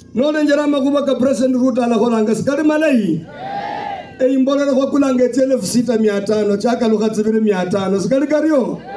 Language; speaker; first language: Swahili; non-native, local second language; Luyia